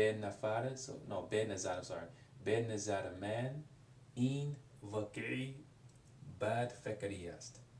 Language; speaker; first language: Persian; non-native, learner; English